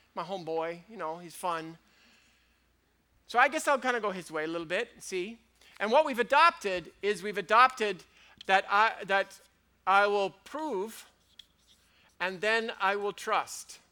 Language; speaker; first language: English; native; English